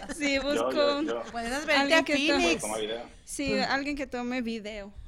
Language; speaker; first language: Spanish; native; Spanish